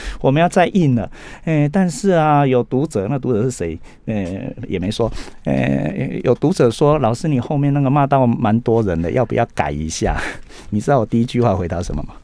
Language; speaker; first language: Chinese; native; Chinese